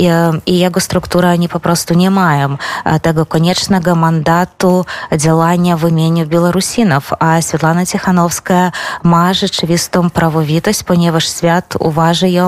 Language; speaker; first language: Polish; non-native, fluent; Belarusian